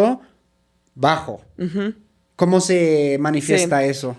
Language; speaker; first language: Spanish; native; Spanish